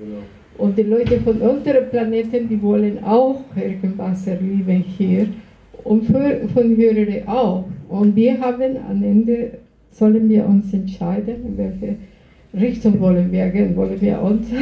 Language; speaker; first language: German; non-native, fluent; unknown